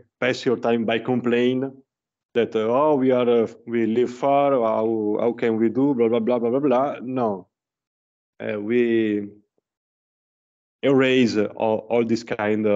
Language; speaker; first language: English; non-native, learner; Italian